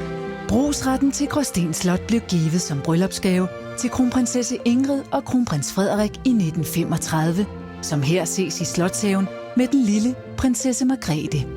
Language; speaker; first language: Danish; native; Danish